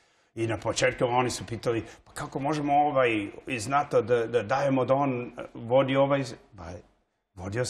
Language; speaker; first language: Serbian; early bilingual, heritage; English